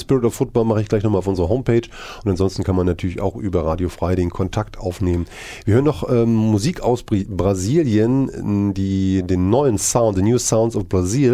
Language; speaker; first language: German; native; German